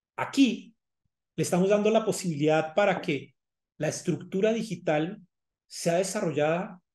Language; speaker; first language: Spanish; native; Spanish